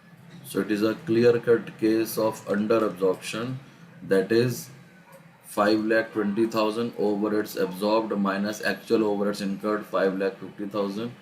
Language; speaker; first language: English; non-native, local second language; Hindi